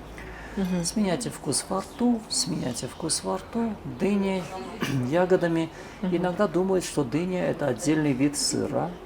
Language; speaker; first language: Russian; native; Russian